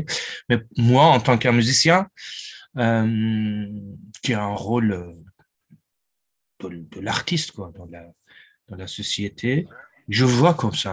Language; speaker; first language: French; non-native, fluent; Persian